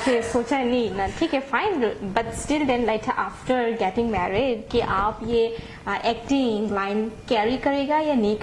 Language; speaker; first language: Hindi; non-native, local second language; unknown